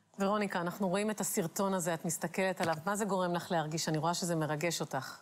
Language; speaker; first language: Hebrew; native; Hebrew